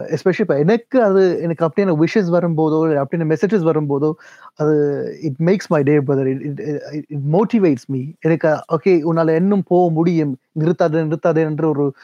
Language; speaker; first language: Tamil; early bilingual, heritage; Tamil